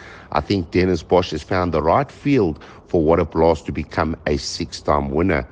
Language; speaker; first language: English; native; English